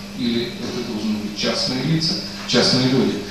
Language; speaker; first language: Russian; native; Russian